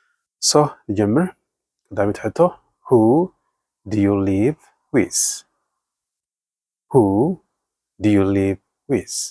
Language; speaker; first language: English; non-native, fluent; Tigrinya